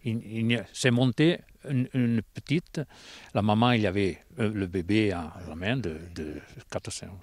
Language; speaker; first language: French; non-native, local second language; Italian